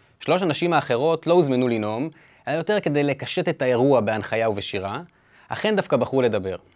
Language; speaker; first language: Hebrew; native; Hebrew